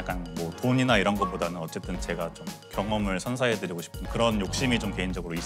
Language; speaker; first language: Korean; native; Korean